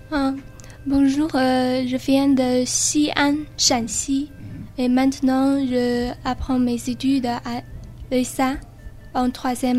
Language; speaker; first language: French; non-native, learner; Chinese